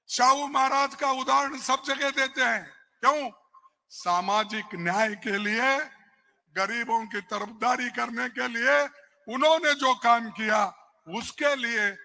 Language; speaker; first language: Hindi; non-native, local second language; Kannada